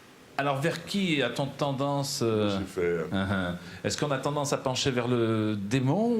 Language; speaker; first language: French; native; French